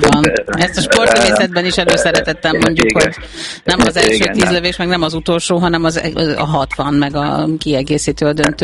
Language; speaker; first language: Hungarian; native; Hungarian